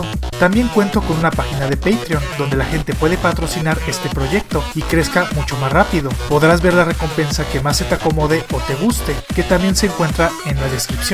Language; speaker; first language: Spanish; native; Spanish